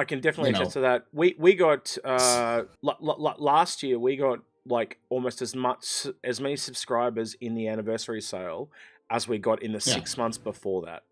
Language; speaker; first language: English; native; English